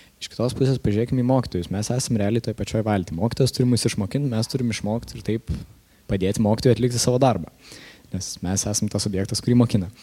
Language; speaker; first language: Lithuanian; native; Lithuanian